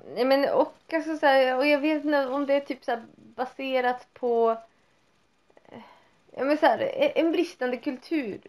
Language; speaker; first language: Swedish; native; Swedish